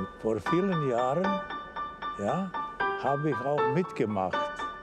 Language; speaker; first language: German; non-native, learner; Serbian